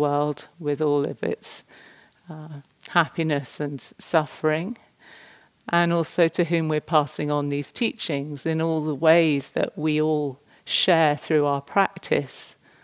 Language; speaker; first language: English; native; English